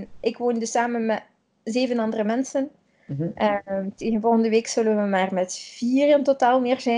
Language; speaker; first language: Dutch; native; Dutch